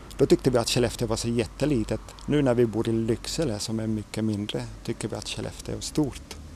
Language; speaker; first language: Swedish; native; Swedish